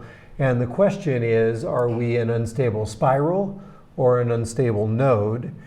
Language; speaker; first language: English; native; English